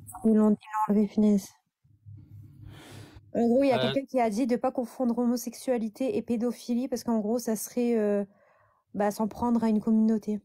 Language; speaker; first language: French; native; French